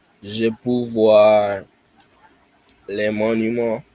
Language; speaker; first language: French; non-native, learner; English